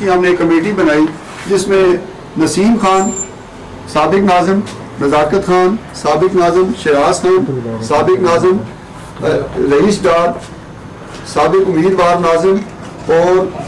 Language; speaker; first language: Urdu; non-native, local second language; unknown